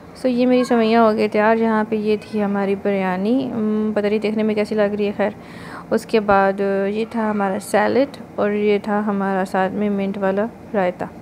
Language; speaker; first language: Urdu; native; Urdu